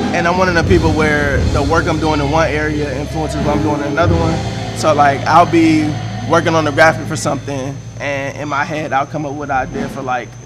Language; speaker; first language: English; native; English